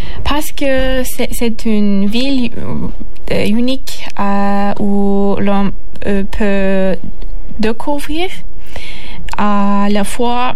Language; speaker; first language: French; non-native, learner; Turkish